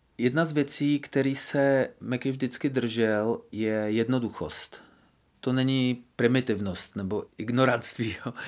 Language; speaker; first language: Czech; native; Czech